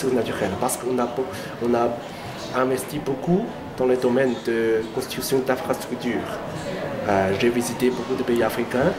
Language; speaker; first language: French; non-native, fluent; Chinese